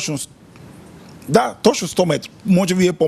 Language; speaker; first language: Bulgarian; non-native, learner; Spanish